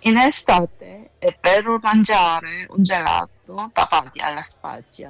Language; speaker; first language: Italian; non-native, learner; Korean